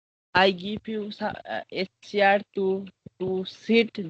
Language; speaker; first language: English; non-native, learner; Bangla